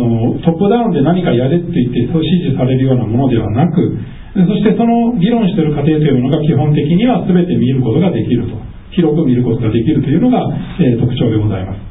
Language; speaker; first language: Japanese; native; Japanese